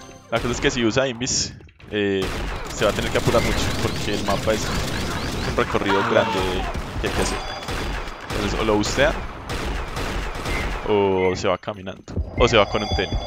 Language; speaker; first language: Spanish; native; Spanish